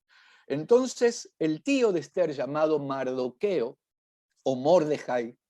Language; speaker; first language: Spanish; native; Spanish